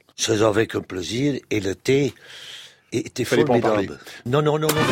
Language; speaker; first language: French; non-native, local second language; Dutch